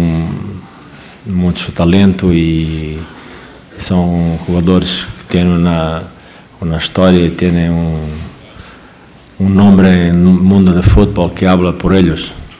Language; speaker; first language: Spanish; non-native, fluent; Portuguese